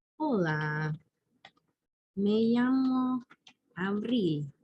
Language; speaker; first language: Spanish; non-native, fluent; English